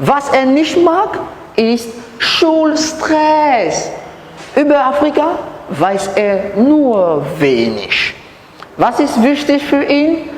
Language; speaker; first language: German; non-native, learner; French